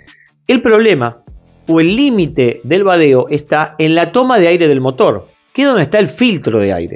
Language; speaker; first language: Spanish; native; Spanish